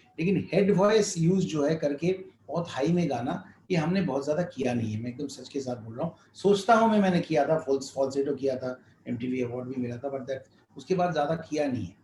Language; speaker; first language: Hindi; non-native, local second language; Bangla